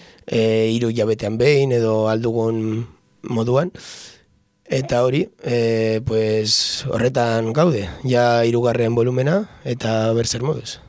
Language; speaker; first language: Basque; non-native, local second language; Spanish